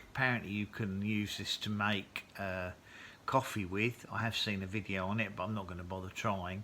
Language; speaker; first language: English; native; English